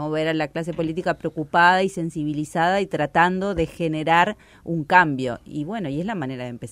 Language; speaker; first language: Spanish; native; Spanish